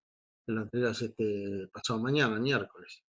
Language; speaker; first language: Spanish; native; Spanish